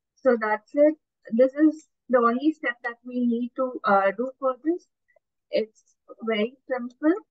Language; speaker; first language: English; non-native, local second language; Tamil